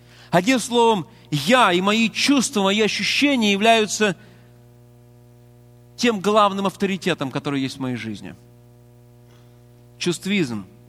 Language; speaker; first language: Russian; native; Russian